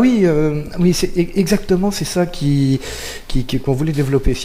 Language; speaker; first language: French; native; French